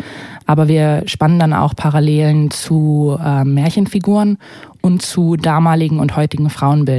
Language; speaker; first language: German; native; German